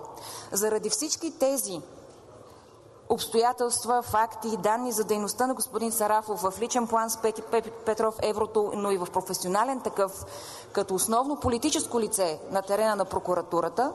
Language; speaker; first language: Bulgarian; native; Bulgarian